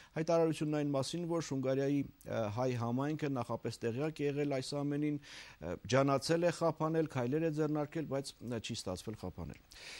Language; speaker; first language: Armenian; native; Armenian